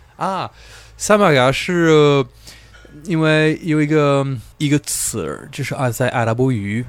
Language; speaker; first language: Chinese; non-native, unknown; French